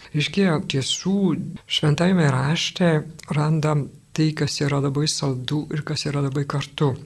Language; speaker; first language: Lithuanian; non-native, fluent; French